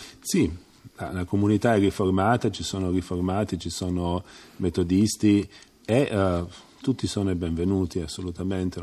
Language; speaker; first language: Italian; native; Italian